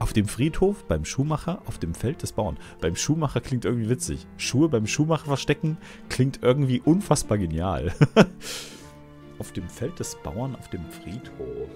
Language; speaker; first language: German; native; German